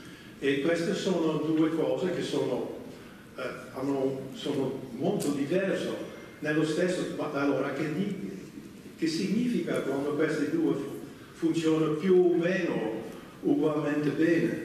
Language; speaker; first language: Italian; non-native, fluent; Dutch